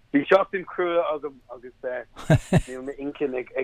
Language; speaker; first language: Irish; non-native, local second language; English